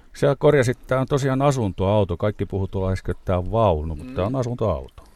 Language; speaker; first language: Finnish; native; Finnish